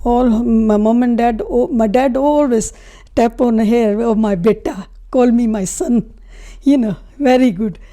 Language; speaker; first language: English; non-native, local second language; Punjabi